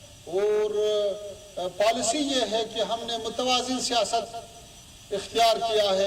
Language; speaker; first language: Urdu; non-native, fluent; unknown